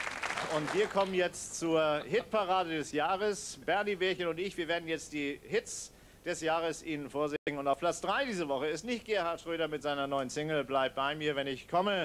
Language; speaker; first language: German; native; German